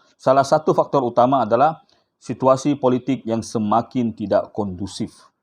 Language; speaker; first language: Malay; native; Malay